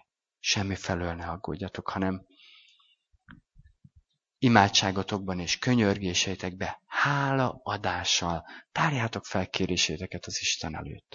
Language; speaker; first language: Hungarian; native; Hungarian